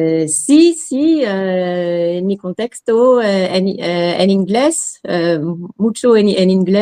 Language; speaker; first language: Spanish; non-native, learner; French